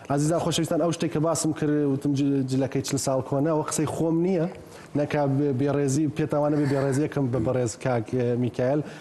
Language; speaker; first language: Central Kurdish; early bilingual, heritage; Central Kurdish